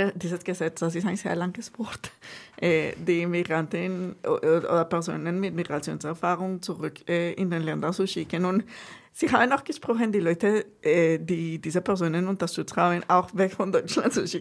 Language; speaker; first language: German; non-native, fluent; Spanish